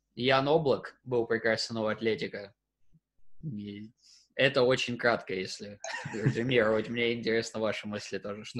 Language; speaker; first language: Russian; native; Russian